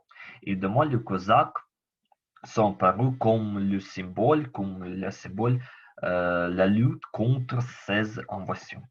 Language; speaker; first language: French; non-native, learner; Ukrainian